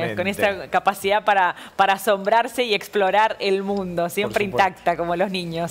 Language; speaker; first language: Spanish; native; Spanish